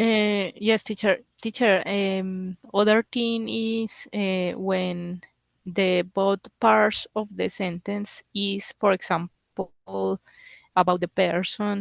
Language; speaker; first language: English; non-native, learner; Spanish